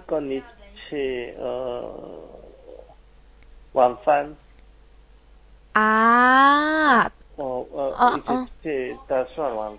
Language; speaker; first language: Chinese; non-native, learner; Korean